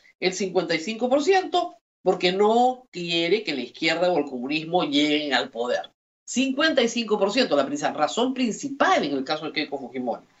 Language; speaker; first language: Spanish; native; Spanish